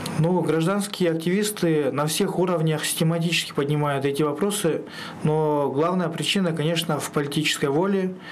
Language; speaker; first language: Russian; non-native, local second language; Kyrgyz